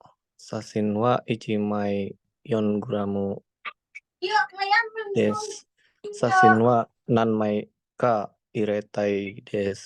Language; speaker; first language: Japanese; non-native, learner; Indonesian